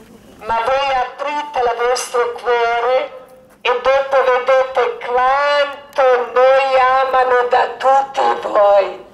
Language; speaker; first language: Italian; non-native, learner; Croatian